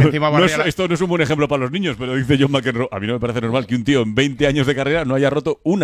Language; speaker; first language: Spanish; native; Spanish